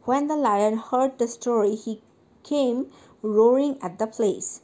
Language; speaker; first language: English; non-native, local second language; Assamese